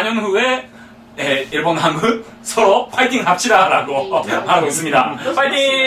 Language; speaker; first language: Korean; non-native, fluent; Japanese